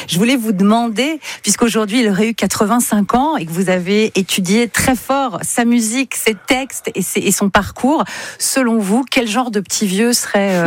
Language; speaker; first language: French; native; French